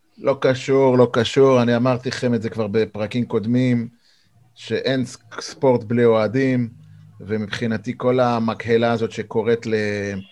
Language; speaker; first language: Hebrew; native; Hebrew